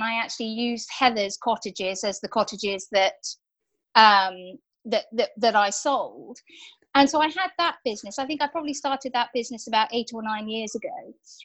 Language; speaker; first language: English; native; English